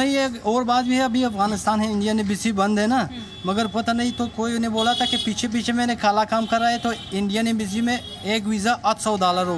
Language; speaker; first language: Hindi; non-native, learner; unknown